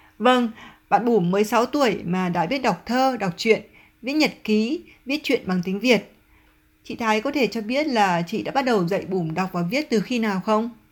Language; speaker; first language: Vietnamese; native; Vietnamese